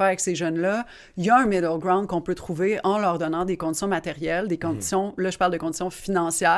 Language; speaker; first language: French; native; French